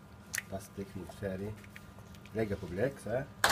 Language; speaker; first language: Swedish; non-native, learner; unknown